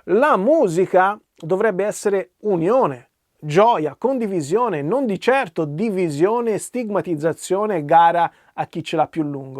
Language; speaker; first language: Italian; native; Italian